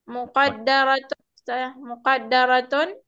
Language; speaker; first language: Arabic; non-native, learner; Indonesian